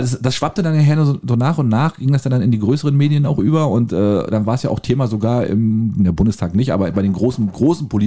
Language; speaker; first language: German; native; German